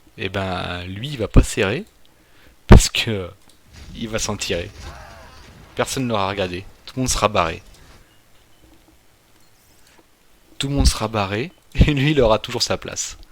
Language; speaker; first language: French; native; French